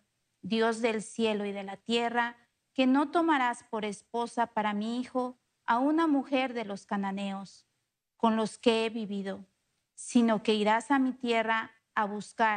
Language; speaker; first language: Spanish; native; Spanish